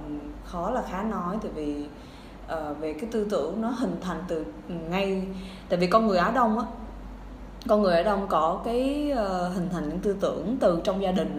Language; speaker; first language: Vietnamese; native; Vietnamese